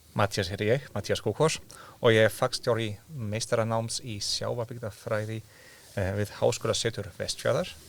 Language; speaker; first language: Icelandic; non-native, learner; German